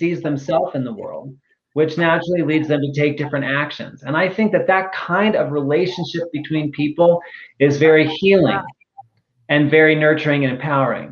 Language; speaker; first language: English; native; English